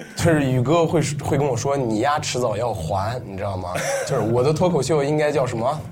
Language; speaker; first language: Chinese; non-native, local second language; Uyghur